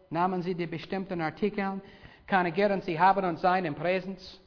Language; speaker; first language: German; non-native, learner; English